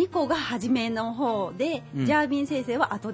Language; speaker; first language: Japanese; native; Japanese